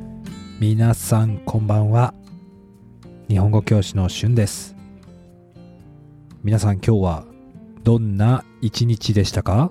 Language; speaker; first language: Japanese; non-native, fluent; English